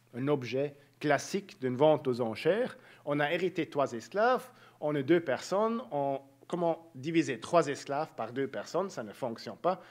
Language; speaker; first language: French; native; French